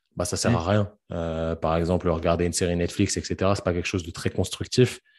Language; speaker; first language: French; native; French